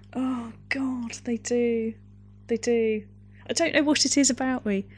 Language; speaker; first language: English; native; English